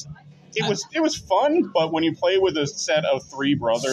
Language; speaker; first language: English; native; English